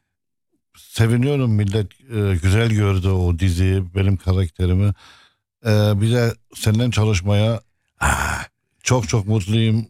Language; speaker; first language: Turkish; non-native, local second language; Arabic